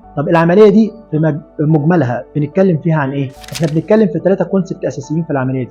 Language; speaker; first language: Arabic; native; Arabic